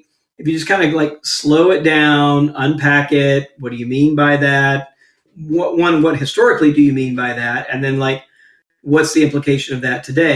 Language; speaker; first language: English; native; English